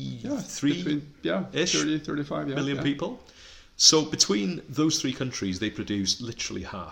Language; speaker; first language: English; non-native, local second language; Welsh